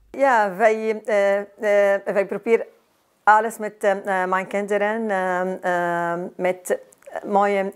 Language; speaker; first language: Dutch; non-native, learner; Arabic